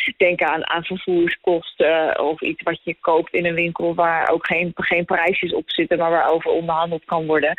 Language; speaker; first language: Dutch; native; Dutch